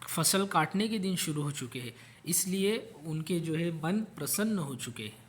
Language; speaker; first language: Urdu; non-native, local second language; Marathi